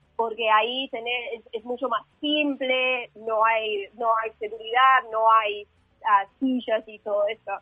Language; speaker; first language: Spanish; non-native, fluent; English